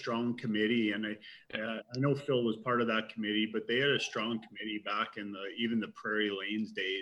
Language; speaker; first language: English; native; English